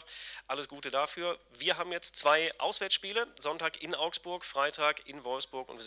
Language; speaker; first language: German; native; German